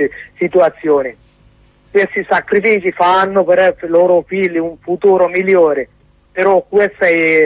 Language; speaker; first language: Italian; non-native, learner; Sinhala